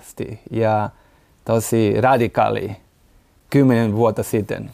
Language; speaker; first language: Finnish; non-native, learner; Portuguese